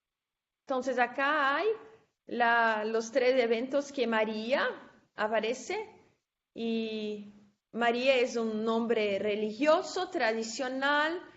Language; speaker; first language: Spanish; non-native, fluent; Portuguese